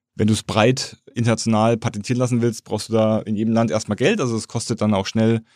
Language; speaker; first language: German; native; German